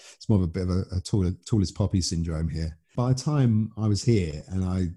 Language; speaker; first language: English; native; English